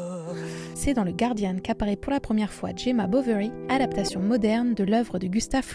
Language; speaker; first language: French; native; French